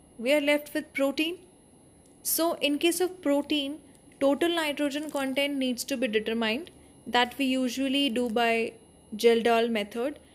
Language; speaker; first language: English; non-native, local second language; Hindi